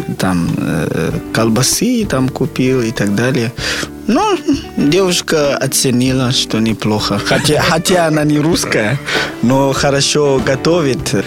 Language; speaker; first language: Russian; non-native, fluent; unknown